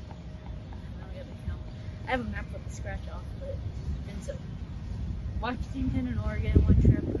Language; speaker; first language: English; native; English